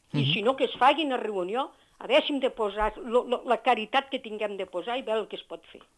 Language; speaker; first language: Catalan; native; Catalan